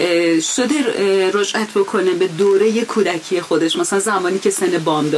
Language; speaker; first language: Persian; native; Persian